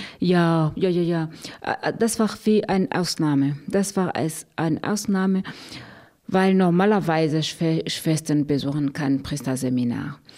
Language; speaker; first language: German; non-native, fluent; Rundi